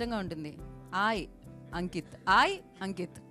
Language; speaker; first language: Telugu; native; Telugu